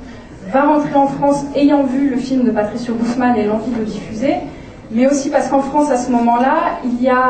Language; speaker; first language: French; native; French